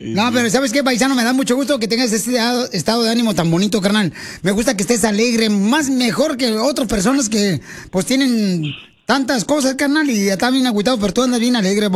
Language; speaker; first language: Spanish; native; Spanish